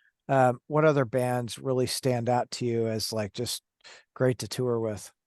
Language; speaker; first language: English; native; English